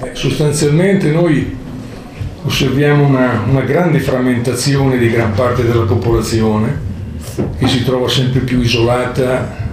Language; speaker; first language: Italian; native; Italian